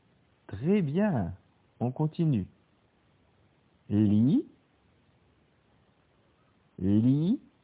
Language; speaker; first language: French; native; French